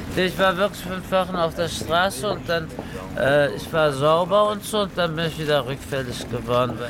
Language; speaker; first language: German; early bilingual, other home language; Turkish